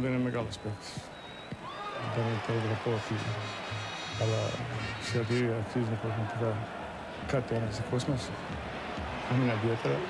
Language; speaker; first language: Greek; non-native, fluent; Bosnian